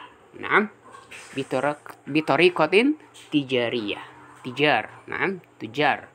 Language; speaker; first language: Arabic; non-native, fluent; Indonesian